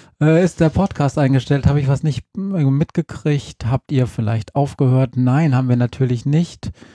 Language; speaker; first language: German; native; German